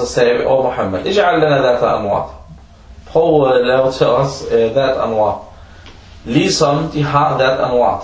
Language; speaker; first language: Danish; early bilingual, other home language; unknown